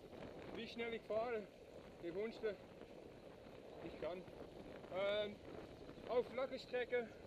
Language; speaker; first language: German; non-native, learner; Dutch